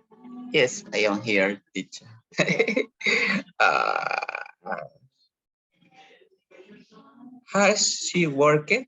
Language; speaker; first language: English; non-native, learner; Spanish